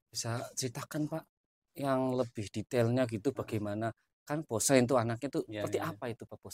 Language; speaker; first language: Indonesian; native; Indonesian